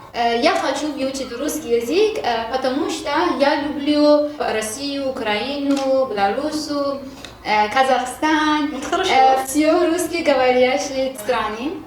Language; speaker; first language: Russian; non-native, learner; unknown